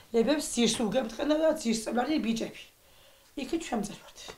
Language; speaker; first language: Georgian; native; Georgian